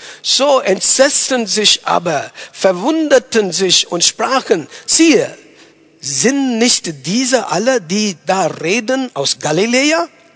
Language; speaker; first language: German; non-native, fluent; Tamil